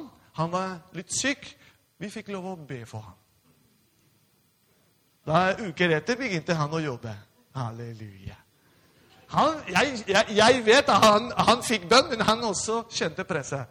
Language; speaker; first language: Norwegian; non-native, fluent; Spanish